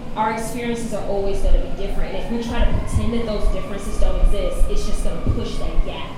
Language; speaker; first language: English; native; English